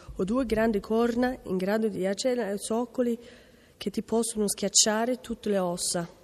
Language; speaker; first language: Italian; non-native, fluent; Norwegian